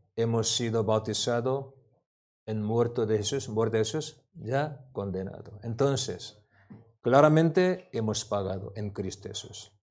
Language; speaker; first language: Spanish; non-native, learner; Korean